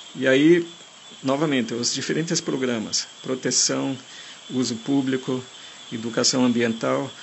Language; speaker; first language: Portuguese; non-native, fluent; German